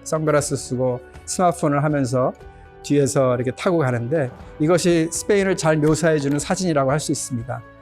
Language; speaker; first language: Korean; native; Korean